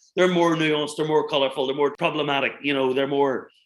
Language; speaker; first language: English; native; English